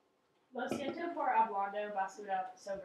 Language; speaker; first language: Spanish; non-native, learner; English